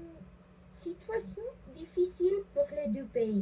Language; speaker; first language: French; non-native, learner; Spanish